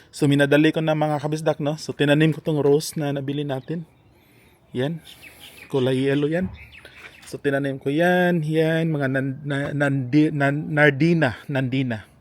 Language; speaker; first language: Filipino; non-native, local second language; Cebuano